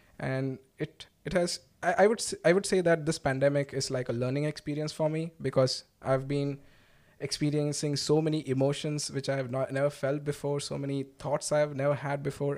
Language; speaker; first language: English; non-native, local second language; Malayalam